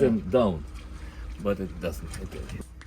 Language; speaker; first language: English; non-native, learner; Russian